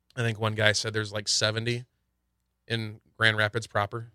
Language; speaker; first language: English; native; English